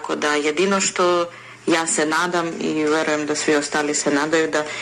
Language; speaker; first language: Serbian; non-native, fluent; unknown